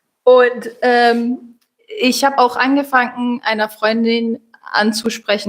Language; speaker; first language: German; non-native, fluent; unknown